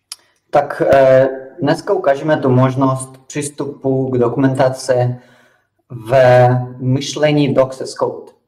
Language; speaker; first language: Czech; non-native, fluent; Russian